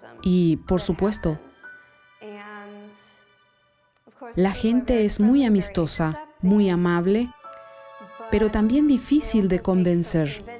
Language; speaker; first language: Spanish; non-native, fluent; English